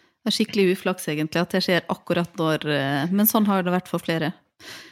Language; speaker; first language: Norwegian; native; Norwegian